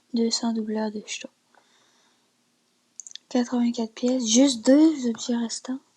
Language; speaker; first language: French; native; French